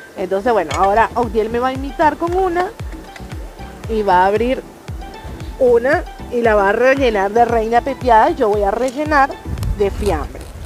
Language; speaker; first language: Spanish; native; Spanish